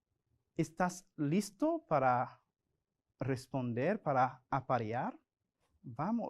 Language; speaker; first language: Spanish; non-native, fluent; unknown